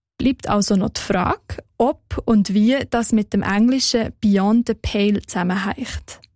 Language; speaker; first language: German; native; German